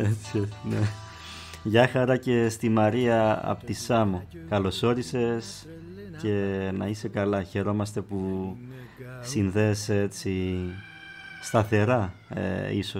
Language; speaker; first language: Greek; native; Greek